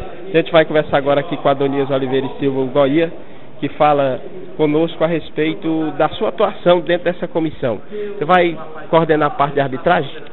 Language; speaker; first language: Portuguese; native; Portuguese